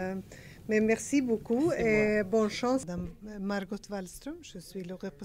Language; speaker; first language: French; non-native, learner; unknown